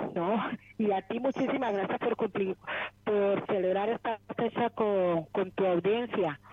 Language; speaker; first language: Spanish; native; Spanish